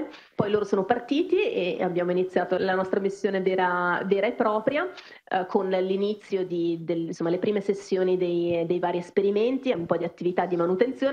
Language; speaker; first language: Italian; native; Italian